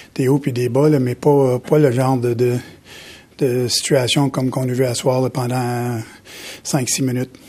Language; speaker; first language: French; native; French